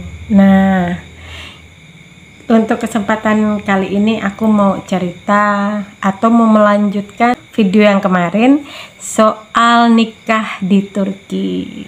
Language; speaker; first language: Indonesian; native; Indonesian